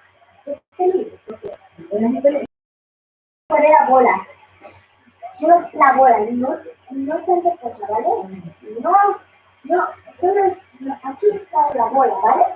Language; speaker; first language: Spanish; early bilingual, other home language; Filipino